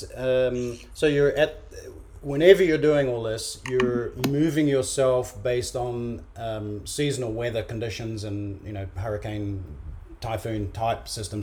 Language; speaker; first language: English; native; English